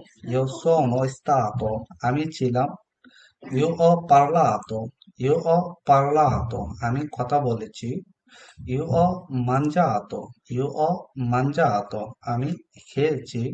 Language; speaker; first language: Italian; non-native, learner; Bangla